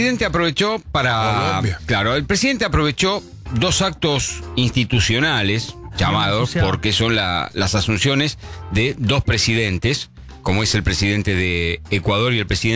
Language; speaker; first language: Spanish; native; Spanish